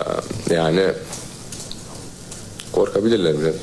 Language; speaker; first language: Turkish; early bilingual, heritage; Turkish